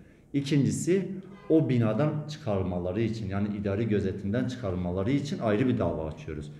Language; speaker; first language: Turkish; native; Turkish